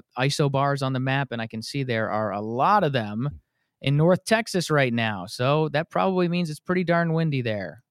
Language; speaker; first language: English; native; English